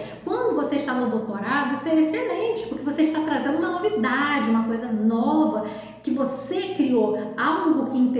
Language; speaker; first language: Portuguese; native; Portuguese